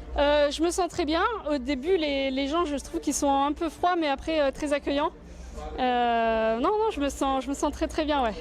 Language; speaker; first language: French; native; French